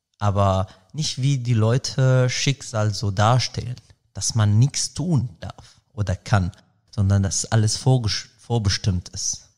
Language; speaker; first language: German; non-native, fluent; Arabic